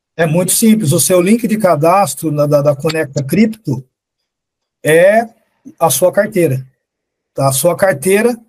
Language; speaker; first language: Portuguese; native; Portuguese